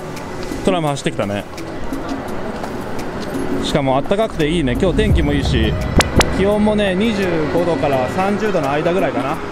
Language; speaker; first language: Japanese; native; Japanese